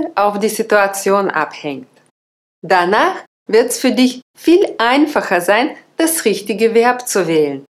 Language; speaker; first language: German; non-native, fluent; Russian